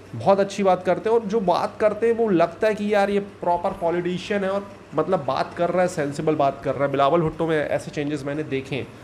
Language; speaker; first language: Hindi; native; Hindi